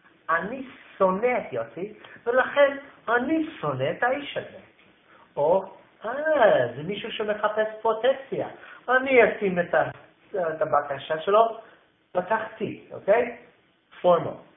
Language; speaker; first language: Hebrew; non-native, fluent; English